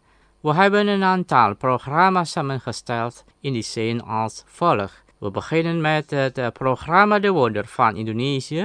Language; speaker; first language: Dutch; non-native, learner; Indonesian